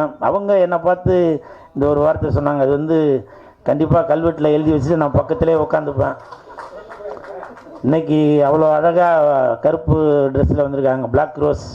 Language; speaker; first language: Tamil; native; Tamil